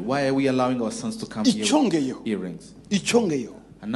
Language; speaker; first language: English; non-native, local second language; Kinyarwanda